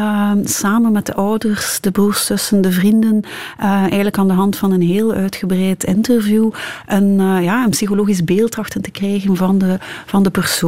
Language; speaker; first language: Dutch; native; Dutch